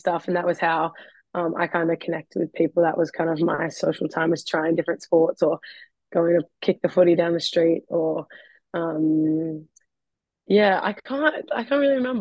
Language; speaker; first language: English; native; English